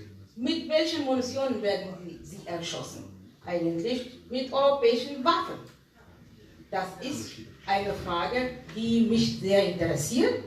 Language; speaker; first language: German; non-native, fluent; Arabic